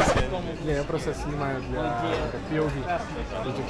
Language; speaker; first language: Russian; non-native, fluent; Indonesian